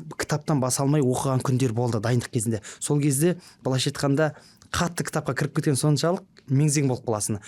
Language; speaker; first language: Kazakh; native; Kazakh